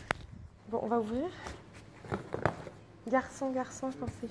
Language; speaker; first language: French; native; French